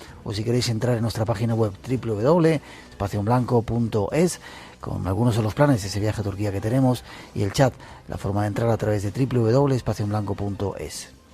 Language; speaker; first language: Spanish; native; Spanish